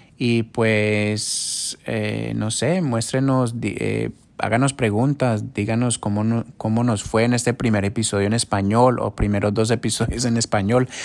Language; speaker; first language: Spanish; early bilingual, heritage; Spanish